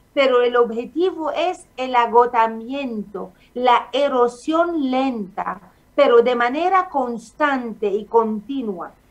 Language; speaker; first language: Spanish; non-native, fluent; Arabic